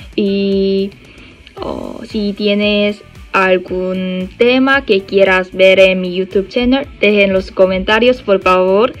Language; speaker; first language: Spanish; non-native, learner; Korean